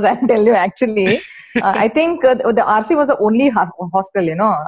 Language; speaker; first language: English; non-native, local second language; Kannada